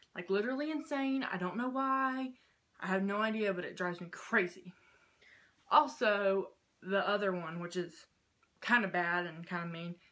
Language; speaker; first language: English; native; English